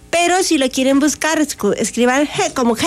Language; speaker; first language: Spanish; native; Spanish